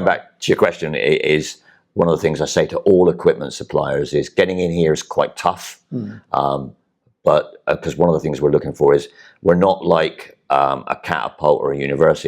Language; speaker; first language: English; native; English